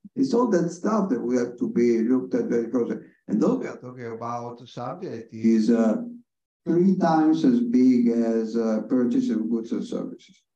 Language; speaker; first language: English; non-native, fluent; Italian